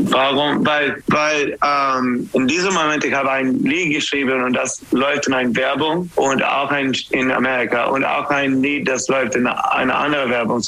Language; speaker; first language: German; non-native, learner; English